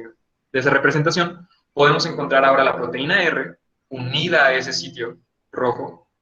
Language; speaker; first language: Spanish; native; Spanish